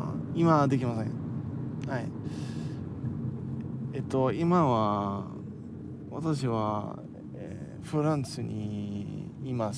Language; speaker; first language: Japanese; non-native, learner; French